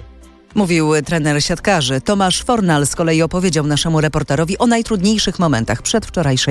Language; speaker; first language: Polish; native; Polish